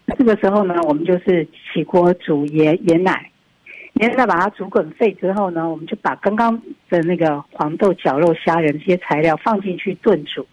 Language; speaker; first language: Chinese; non-native, fluent; Thai